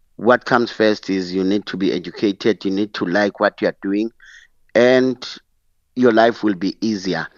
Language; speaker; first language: English; non-native, local second language; Xhosa